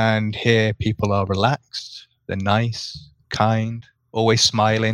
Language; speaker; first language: English; native; English